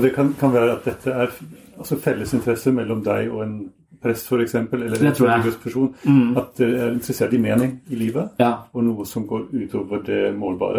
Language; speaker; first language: Norwegian; non-native, fluent; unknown